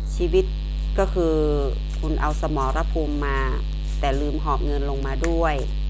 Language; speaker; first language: Thai; non-native, local second language; Chinese